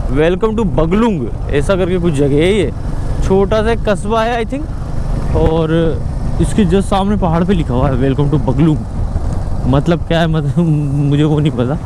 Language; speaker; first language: Hindi; native; Hindi